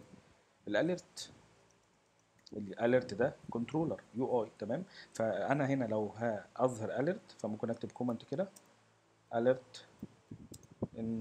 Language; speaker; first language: Arabic; native; Arabic